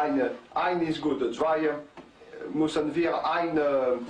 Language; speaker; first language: German; non-native, learner; French